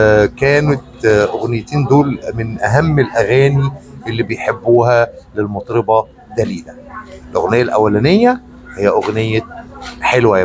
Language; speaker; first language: Arabic; native; Arabic